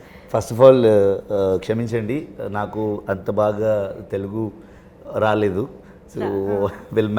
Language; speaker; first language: Telugu; non-native, learner; Kannada